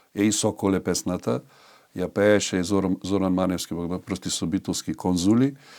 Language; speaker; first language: Macedonian; native; Macedonian